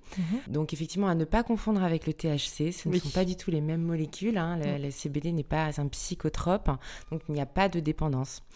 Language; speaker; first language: French; native; French